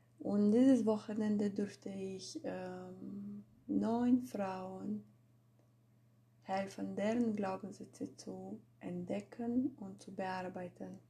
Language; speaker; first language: German; non-native, fluent; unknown